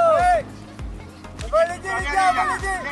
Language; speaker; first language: French; native; French